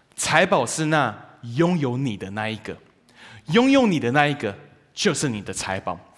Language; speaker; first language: Chinese; early bilingual, heritage; Chinese